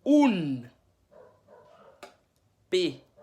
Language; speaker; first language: Portuguese; non-native, fluent; Haitian Creole